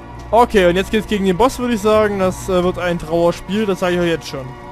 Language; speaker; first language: German; native; German